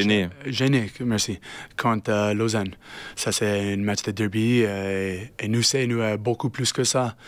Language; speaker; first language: French; non-native, learner; English